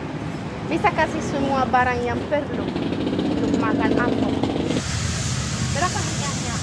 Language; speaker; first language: Indonesian; non-native, learner; Italian